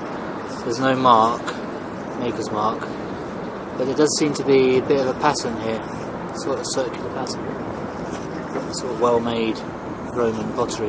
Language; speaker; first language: English; native; English